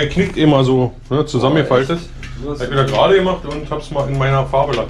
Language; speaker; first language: German; native; German